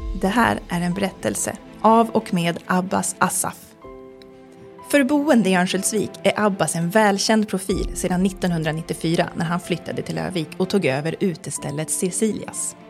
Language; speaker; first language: Swedish; native; Swedish